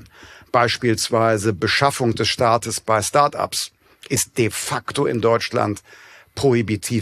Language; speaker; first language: German; native; German